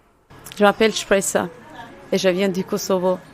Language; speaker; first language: French; non-native, learner; Albanian